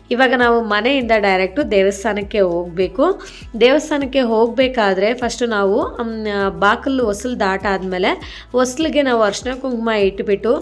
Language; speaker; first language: Kannada; non-native, local second language; Telugu